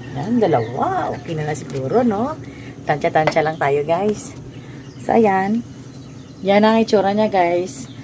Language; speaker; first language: Filipino; non-native, local second language; Hiligaynon